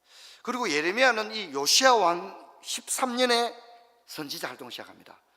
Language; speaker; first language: Korean; native; Korean